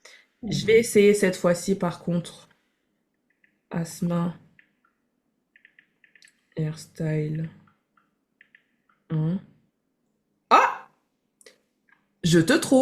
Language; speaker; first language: French; native; French